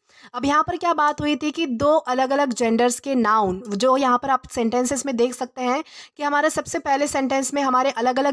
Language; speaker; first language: Hindi; native; Hindi